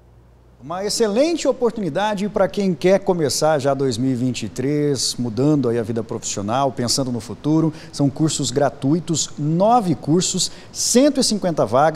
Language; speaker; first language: Portuguese; native; Portuguese